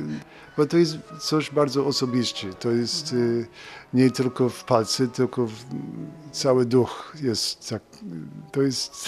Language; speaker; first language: Polish; non-native, learner; English